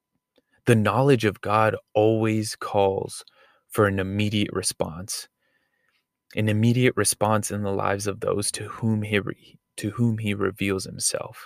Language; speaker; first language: English; native; English